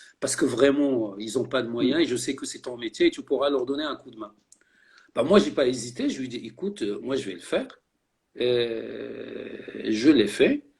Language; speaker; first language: French; non-native, local second language; Arabic